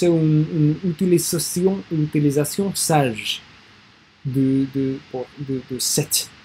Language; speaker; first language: French; non-native, learner; English